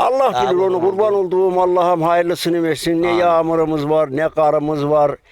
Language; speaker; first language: Turkish; native; Turkish